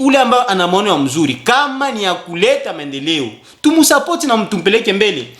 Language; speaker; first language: Swahili; native; Swahili